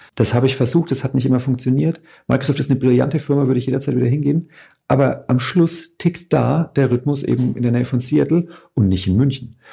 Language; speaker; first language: German; native; German